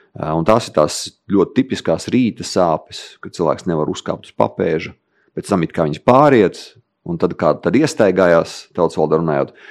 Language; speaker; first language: Latvian; native; Latvian